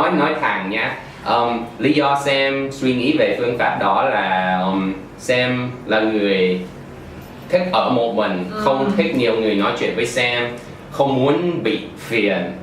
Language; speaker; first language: Vietnamese; non-native, fluent; English